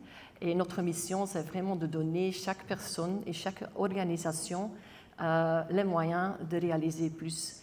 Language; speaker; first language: French; non-native, local second language; Dutch